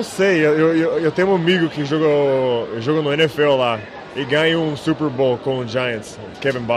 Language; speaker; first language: Portuguese; non-native, fluent; English